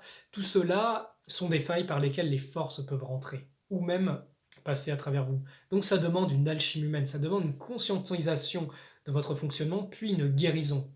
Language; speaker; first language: French; native; French